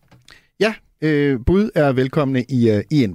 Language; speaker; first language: Danish; native; Danish